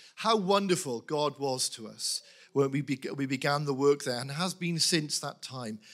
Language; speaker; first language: English; native; English